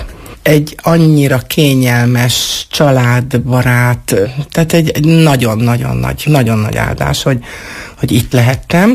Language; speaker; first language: Hungarian; native; Hungarian